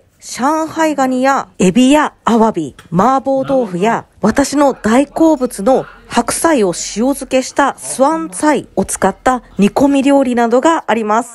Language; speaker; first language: Japanese; native; Japanese